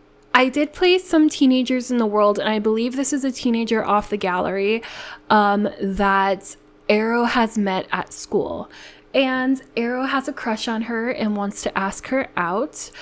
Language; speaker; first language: English; native; English